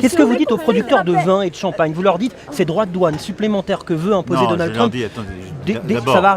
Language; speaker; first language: French; native; French